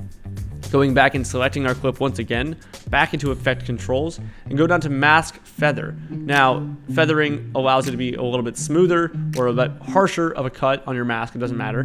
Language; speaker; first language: English; native; English